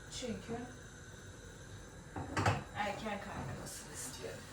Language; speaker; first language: Turkish; native; Turkish